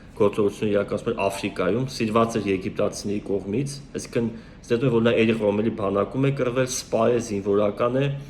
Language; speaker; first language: Armenian; native; Armenian